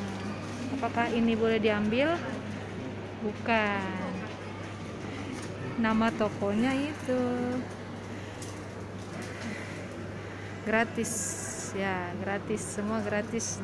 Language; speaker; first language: Indonesian; native; Indonesian